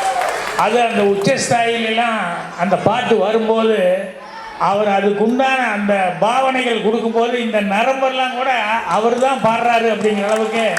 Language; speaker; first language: Tamil; native; Tamil